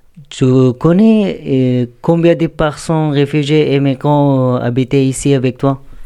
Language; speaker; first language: French; non-native, learner; Urdu